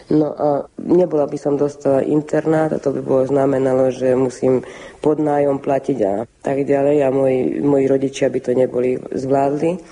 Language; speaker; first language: Slovak; early bilingual, heritage; Slovak